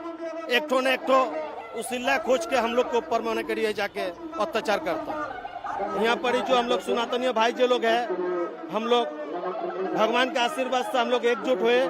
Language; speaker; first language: Hindi; non-native, learner; Bangla